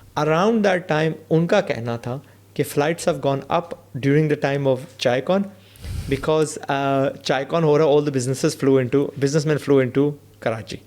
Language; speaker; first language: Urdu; non-native, fluent; English